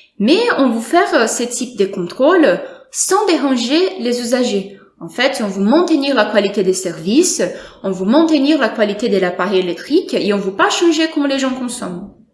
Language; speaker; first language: French; non-native, fluent; Portuguese